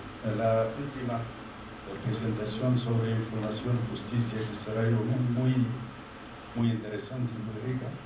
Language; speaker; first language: Spanish; non-native, fluent; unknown